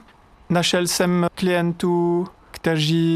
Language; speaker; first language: Czech; non-native, fluent; French